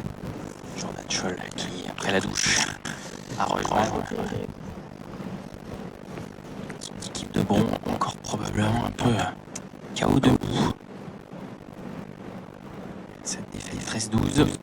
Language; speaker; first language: French; native; French